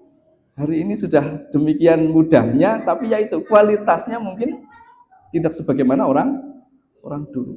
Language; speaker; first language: Indonesian; native; Indonesian